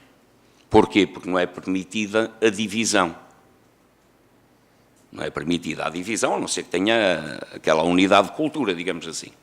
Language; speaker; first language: Portuguese; native; Portuguese